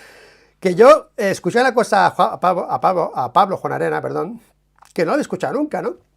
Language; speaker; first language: Spanish; native; Spanish